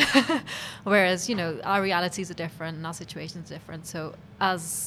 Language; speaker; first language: English; native; English